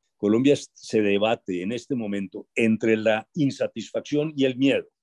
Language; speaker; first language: Spanish; native; Spanish